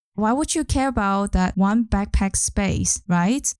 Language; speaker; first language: English; non-native, local second language; Cantonese